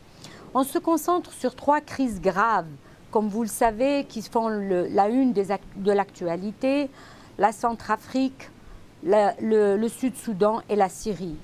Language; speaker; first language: French; non-native, local second language; Arabic